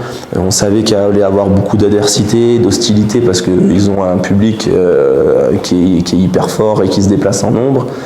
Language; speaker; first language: French; native; French